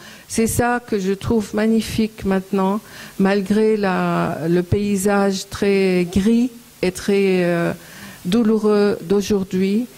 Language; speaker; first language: French; non-native, fluent; Arabic